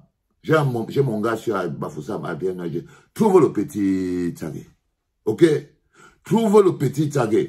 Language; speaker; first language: French; native; French